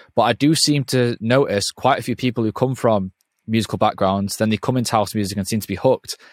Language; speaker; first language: English; native; English